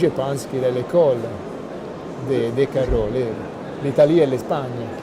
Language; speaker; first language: French; non-native, fluent; Italian